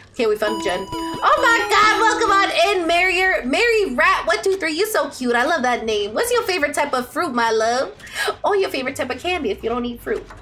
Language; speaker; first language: English; native; English